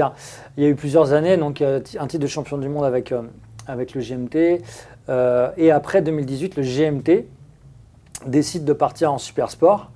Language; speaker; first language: French; native; French